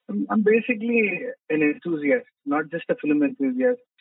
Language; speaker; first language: English; non-native, local second language; Tamil